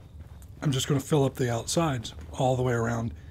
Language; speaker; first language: English; native; English